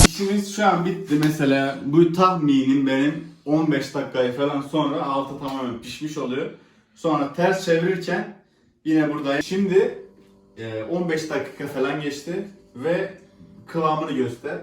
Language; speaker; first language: Turkish; native; Turkish